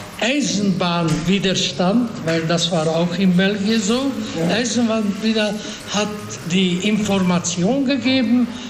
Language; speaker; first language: German; non-native, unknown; Hungarian